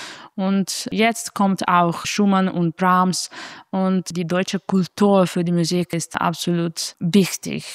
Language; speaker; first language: German; non-native, fluent; Italian